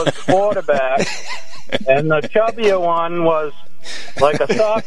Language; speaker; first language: English; native; English